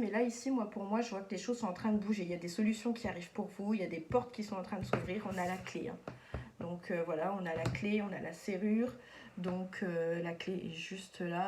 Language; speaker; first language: French; native; French